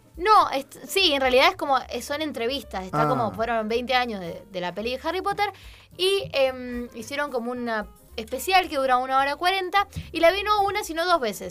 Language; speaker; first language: Spanish; native; Spanish